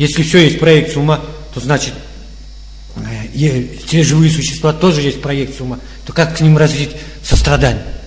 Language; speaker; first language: Russian; native; Russian